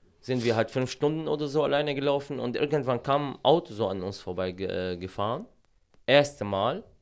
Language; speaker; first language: German; non-native, fluent; Arabic